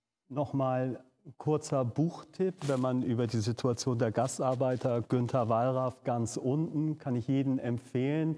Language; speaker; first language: German; native; German